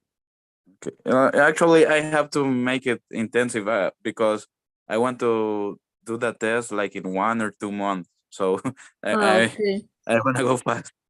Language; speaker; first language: English; non-native, learner; Spanish